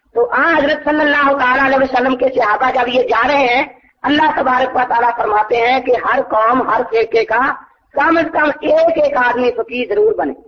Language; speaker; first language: Urdu; non-native, local second language; Punjabi